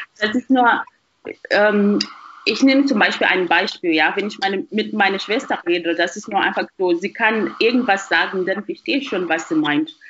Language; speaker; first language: German; non-native, fluent; Shona